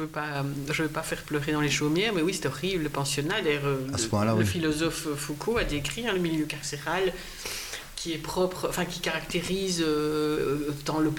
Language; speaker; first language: French; native; French